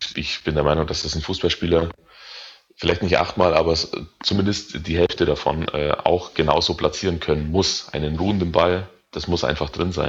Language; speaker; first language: German; native; German